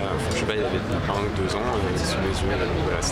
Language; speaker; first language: French; native; French